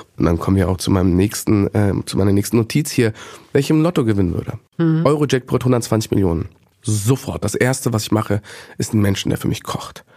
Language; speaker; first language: German; early bilingual, other home language; Bosnian